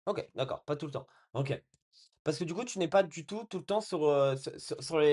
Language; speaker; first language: French; native; French